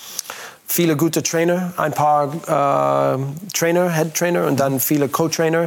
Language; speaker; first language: German; non-native, learner; English